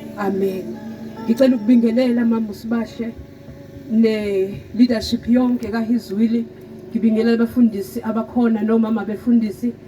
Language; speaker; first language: Zulu; native; Zulu